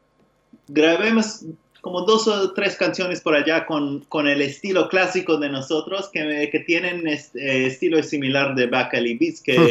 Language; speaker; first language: Spanish; non-native, learner; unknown